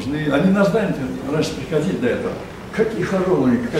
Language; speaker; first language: Russian; native; Russian